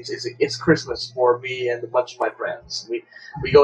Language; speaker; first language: English; non-native, local second language; Filipino